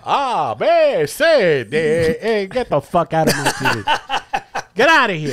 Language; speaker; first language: English; non-native, local second language; Spanish